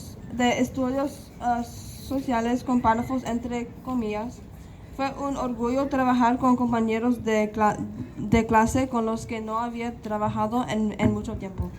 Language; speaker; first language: Spanish; non-native, local second language; English